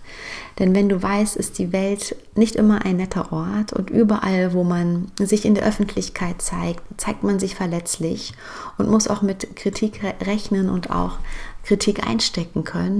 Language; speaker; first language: German; native; German